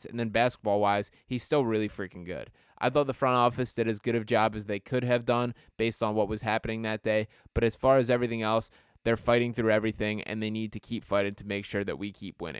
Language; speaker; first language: English; native; English